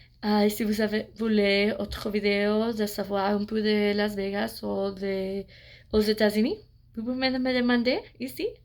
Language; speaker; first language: French; non-native, fluent; English